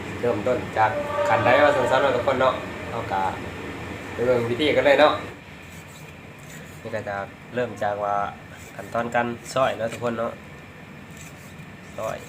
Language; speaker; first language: Thai; non-native, local second language; Northeastern Thai